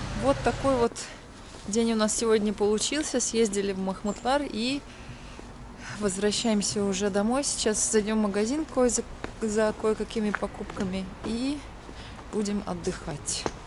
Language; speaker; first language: Russian; native; Russian